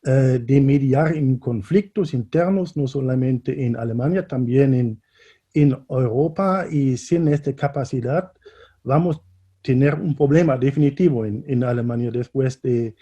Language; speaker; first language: Spanish; non-native, fluent; German